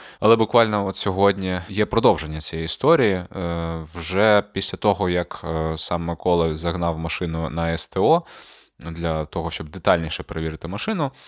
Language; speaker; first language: Ukrainian; non-native, local second language; Russian